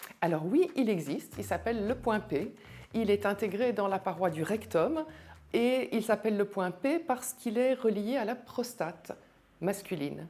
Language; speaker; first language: French; native; French